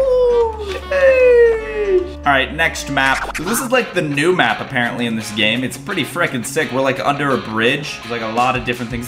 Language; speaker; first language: English; native; English